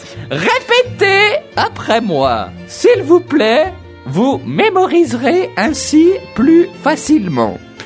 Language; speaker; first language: French; native; French